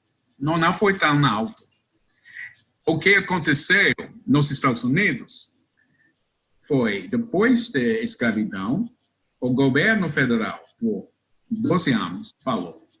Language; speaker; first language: Portuguese; non-native, fluent; English